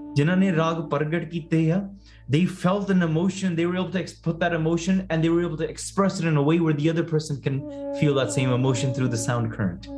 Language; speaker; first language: English; early bilingual, other home language; Punjabi